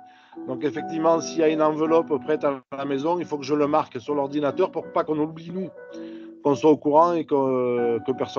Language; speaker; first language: French; native; French